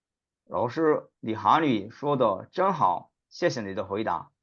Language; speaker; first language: Chinese; non-native, fluent; Korean